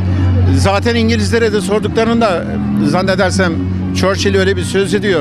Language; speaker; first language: Turkish; native; Turkish